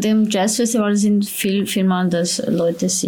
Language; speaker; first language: German; non-native, learner; Slovenian